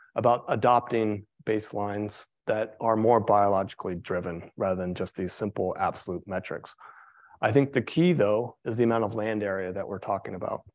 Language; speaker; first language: English; native; English